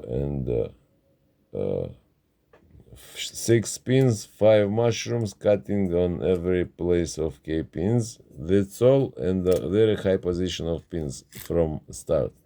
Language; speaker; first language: English; non-native, learner; Russian